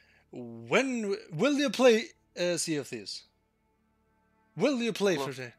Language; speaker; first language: English; non-native, learner; Albanian